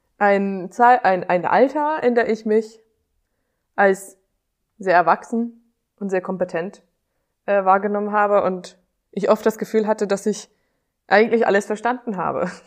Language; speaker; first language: German; non-native, fluent; Hungarian